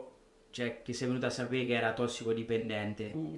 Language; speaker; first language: Italian; native; Italian